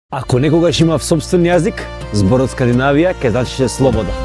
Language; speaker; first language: Macedonian; native; Macedonian